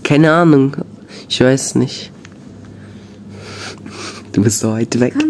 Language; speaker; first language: German; early bilingual, other home language; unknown